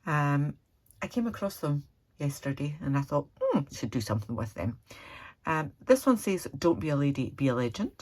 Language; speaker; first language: English; native; English